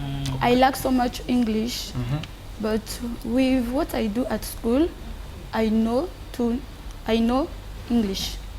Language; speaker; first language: English; non-native, learner; French